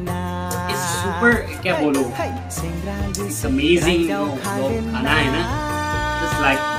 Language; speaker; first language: Hindi; non-native, local second language; Kok Borok